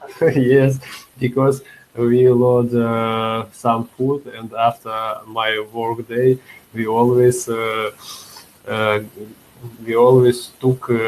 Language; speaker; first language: English; non-native, learner; Russian